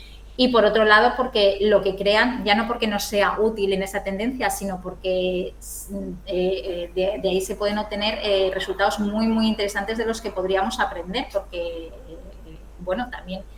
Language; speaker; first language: Spanish; native; Spanish